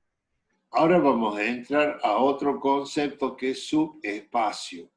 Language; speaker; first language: Spanish; native; Spanish